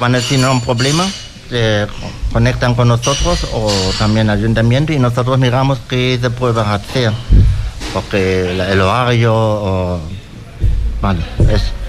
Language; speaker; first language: Spanish; non-native, learner; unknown